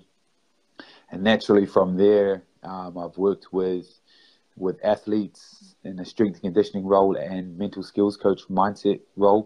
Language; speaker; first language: English; native; English